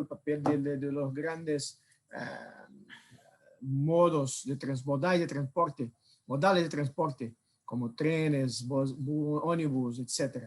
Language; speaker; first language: Spanish; non-native, fluent; Portuguese